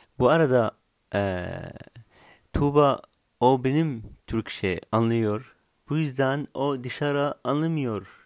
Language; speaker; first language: Turkish; non-native, learner; Arabic